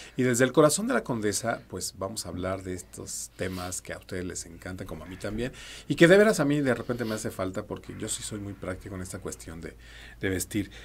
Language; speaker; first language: Spanish; native; Spanish